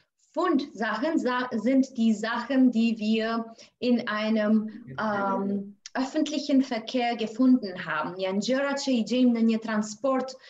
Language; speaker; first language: German; non-native, fluent; Albanian